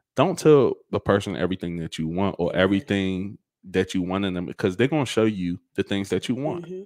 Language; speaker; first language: English; native; English